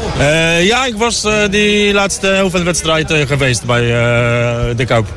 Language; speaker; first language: Dutch; non-native, learner; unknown